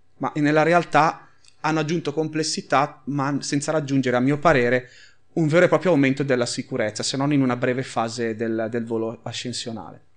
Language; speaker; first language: Italian; native; Italian